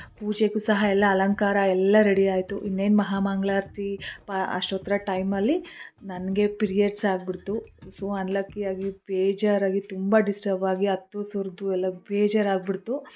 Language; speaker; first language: Kannada; native; Kannada